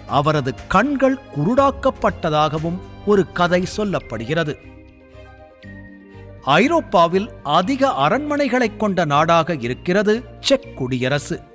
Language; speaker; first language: Tamil; native; Tamil